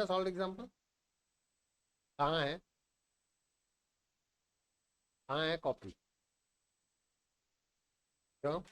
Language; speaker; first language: Hindi; native; Hindi